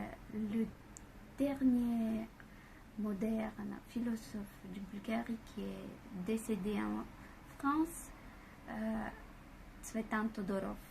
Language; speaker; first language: French; non-native, fluent; Bulgarian